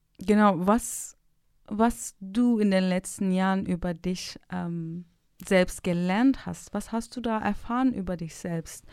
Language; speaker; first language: German; non-native, fluent; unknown